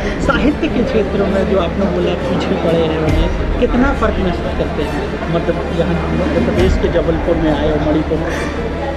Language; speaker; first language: Hindi; native; Hindi